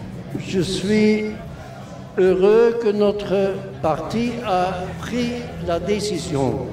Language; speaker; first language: French; non-native, local second language; Dutch